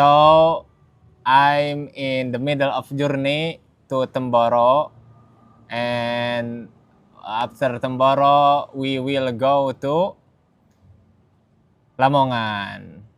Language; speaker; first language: English; non-native, learner; Indonesian